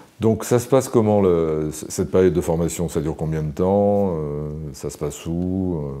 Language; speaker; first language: French; native; French